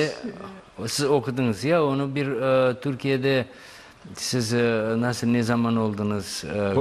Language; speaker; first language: Turkish; non-native, learner; Bosnian